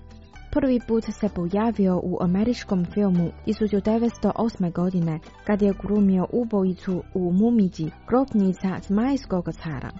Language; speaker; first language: Croatian; non-native, fluent; Chinese